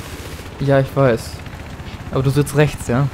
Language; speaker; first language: German; native; German